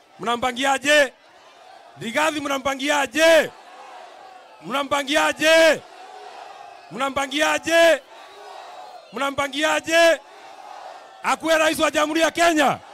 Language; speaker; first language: Swahili; non-native, local second language; Kikuyu